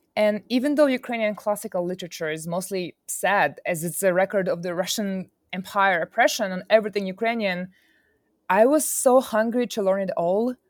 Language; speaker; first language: English; non-native, fluent; Ukrainian